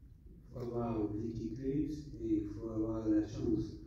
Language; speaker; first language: French; non-native, fluent; English